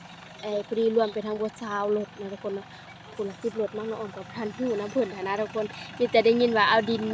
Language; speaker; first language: Thai; non-native, local second language; Lao